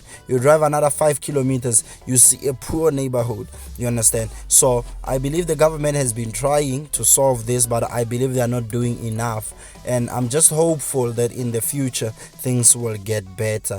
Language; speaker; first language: English; non-native, local second language; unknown